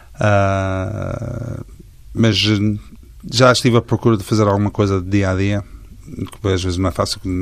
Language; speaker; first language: Portuguese; early bilingual, heritage; Portuguese